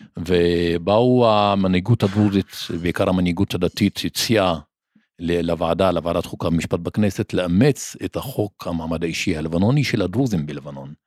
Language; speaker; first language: Hebrew; non-native, local second language; Arabic